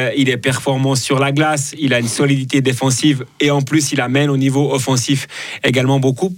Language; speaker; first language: French; native; French